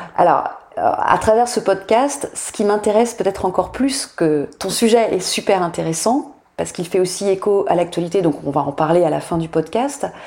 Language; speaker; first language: French; native; French